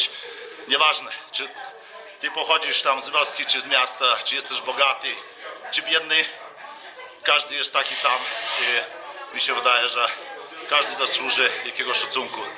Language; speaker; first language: Polish; non-native, fluent; Lithuanian